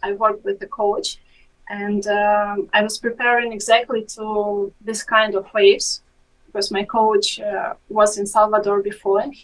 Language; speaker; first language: English; non-native, fluent; Ukrainian